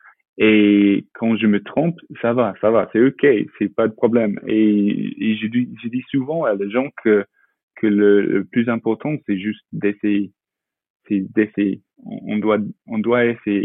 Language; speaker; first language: French; non-native, fluent; English